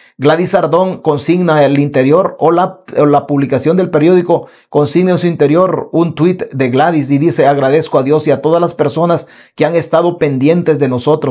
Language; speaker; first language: Spanish; native; Spanish